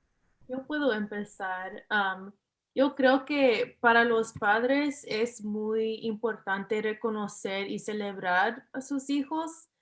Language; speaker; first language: Spanish; early bilingual, heritage; English